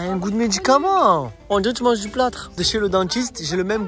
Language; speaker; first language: French; native; French